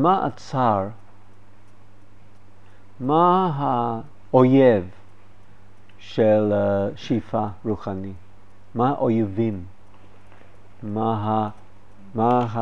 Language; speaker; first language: Hebrew; non-native, fluent; English